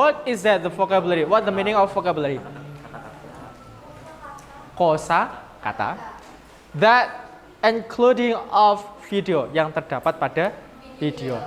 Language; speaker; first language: English; non-native, learner; Indonesian